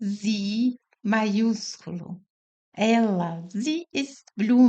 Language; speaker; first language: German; non-native, fluent; Portuguese